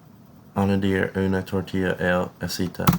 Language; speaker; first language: Spanish; non-native, learner; English